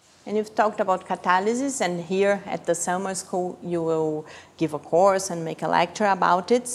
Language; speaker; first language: English; non-native, fluent; Portuguese